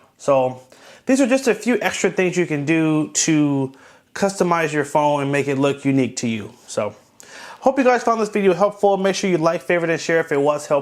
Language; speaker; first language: English; native; English